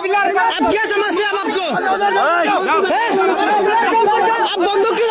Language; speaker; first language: Hindi; non-native, learner; Bangla